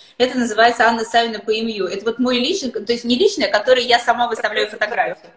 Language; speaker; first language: Russian; native; Russian